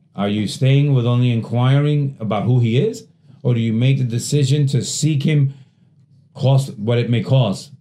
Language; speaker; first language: English; non-native, fluent; Spanish